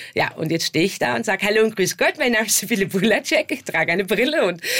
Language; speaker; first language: German; native; German